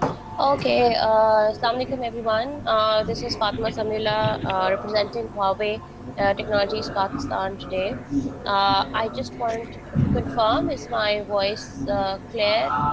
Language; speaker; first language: English; non-native, local second language; Urdu